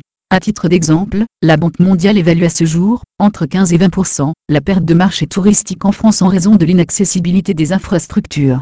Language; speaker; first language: French; native; French